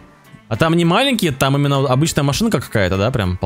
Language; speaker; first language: Russian; native; Russian